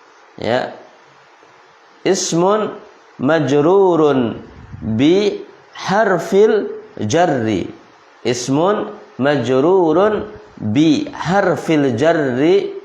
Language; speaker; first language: Arabic; non-native, fluent; Indonesian